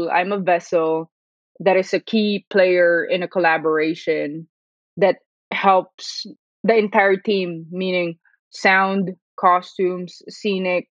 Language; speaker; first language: English; non-native, local second language; Filipino